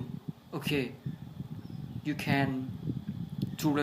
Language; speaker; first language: English; non-native, learner; Thai